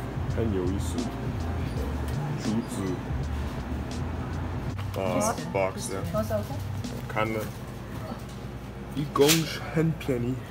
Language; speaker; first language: Chinese; non-native, learner; English